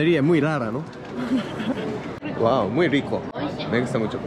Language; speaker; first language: Spanish; non-native, learner; Japanese